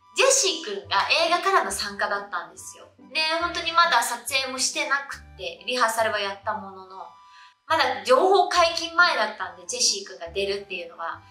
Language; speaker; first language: Japanese; early bilingual, other home language; Vietnamese